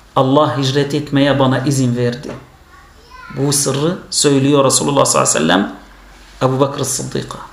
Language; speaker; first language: Turkish; non-native, fluent; Arabic